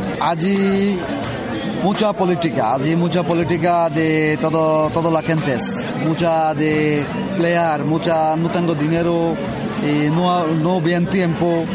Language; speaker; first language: Spanish; non-native, learner; Bangla